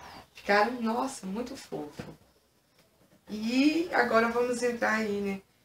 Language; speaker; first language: Portuguese; native; Portuguese